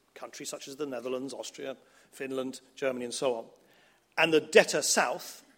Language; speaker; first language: English; early bilingual, other home language; Dutch